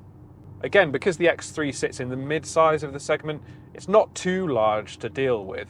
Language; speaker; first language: English; native; English